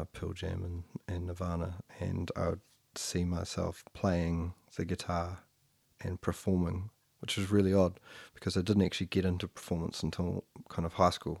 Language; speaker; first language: English; native; English